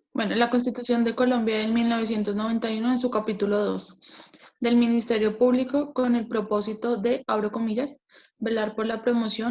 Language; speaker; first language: Spanish; native; Spanish